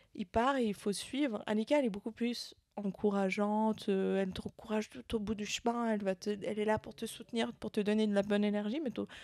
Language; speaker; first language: French; native; French